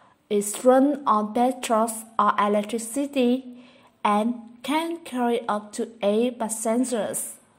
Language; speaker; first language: English; non-native, fluent; Vietnamese